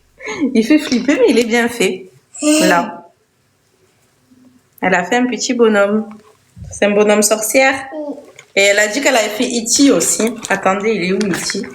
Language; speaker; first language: French; native; French